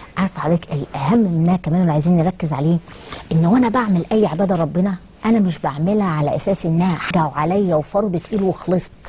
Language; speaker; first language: Egyptian Arabic; native; Egyptian Arabic